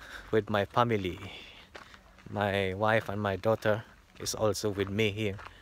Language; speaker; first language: English; non-native, local second language; Filipino